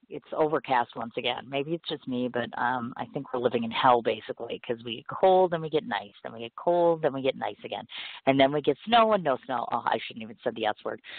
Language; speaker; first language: English; native; English